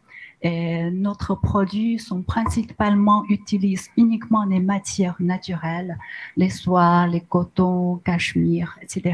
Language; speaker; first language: French; non-native, learner; Chinese